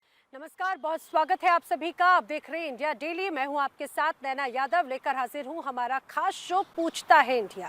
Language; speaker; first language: Hindi; native; Hindi